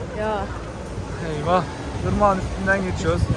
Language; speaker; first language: Turkish; native; Turkish